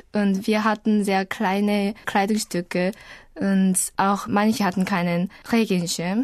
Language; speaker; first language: German; non-native, learner; Korean